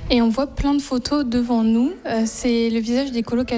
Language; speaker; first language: French; native; French